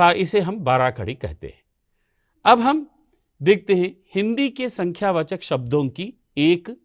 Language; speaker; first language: Hindi; non-native, local second language; Telugu